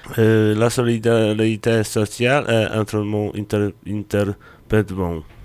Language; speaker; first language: French; non-native, learner; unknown